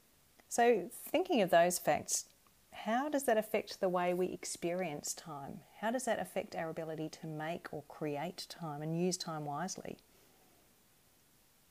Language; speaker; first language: English; native; English